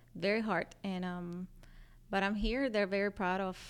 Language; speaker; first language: English; non-native, fluent; Spanish